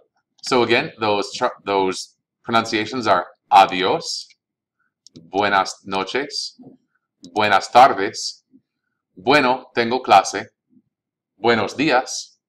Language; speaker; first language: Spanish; non-native, fluent; English